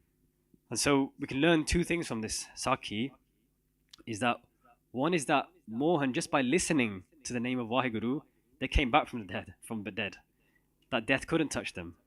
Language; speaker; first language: English; non-native, local second language; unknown